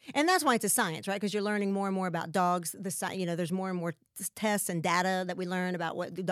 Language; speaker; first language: English; native; English